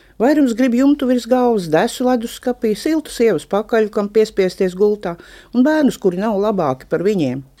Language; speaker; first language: Latvian; native; Latvian